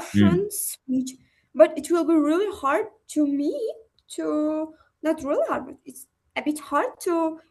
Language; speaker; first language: English; non-native, learner; Uzbek